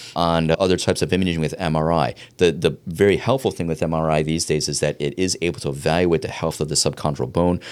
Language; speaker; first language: English; native; English